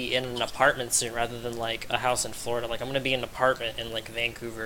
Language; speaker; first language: English; native; English